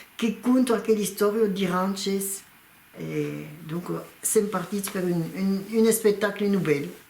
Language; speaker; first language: Occitan; non-native, local second language; French